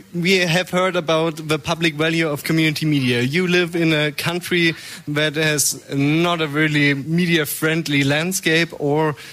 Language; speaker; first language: English; non-native, fluent; German